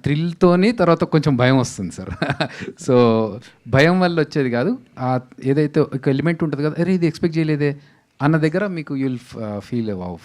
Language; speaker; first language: Telugu; native; Telugu